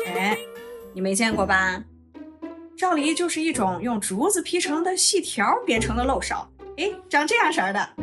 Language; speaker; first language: Chinese; native; Chinese